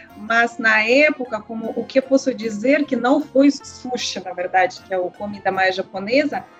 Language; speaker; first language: Portuguese; non-native, learner; Russian